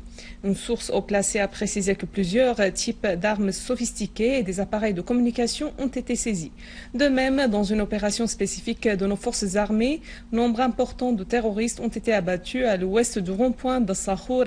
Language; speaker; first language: French; non-native, fluent; Arabic